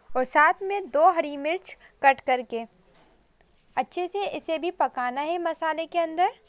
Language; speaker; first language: Hindi; native; Hindi